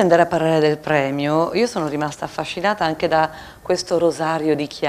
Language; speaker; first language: Italian; native; Italian